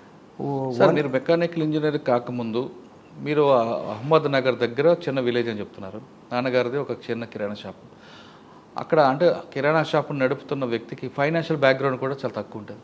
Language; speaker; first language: Telugu; native; Telugu